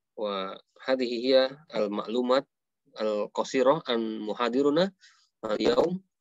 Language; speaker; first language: Arabic; non-native, fluent; Indonesian